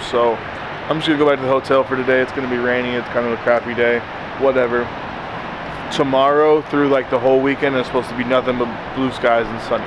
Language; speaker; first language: English; native; English